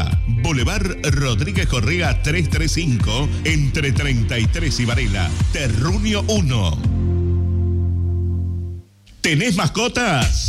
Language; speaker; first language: Spanish; native; Spanish